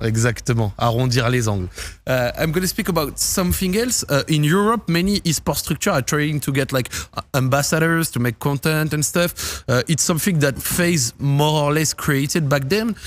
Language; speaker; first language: English; non-native, fluent; French